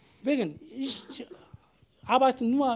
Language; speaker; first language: German; non-native, learner; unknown